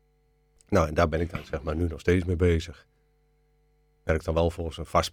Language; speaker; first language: Dutch; native; Dutch